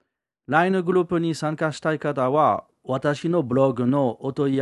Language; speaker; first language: Japanese; non-native, learner; French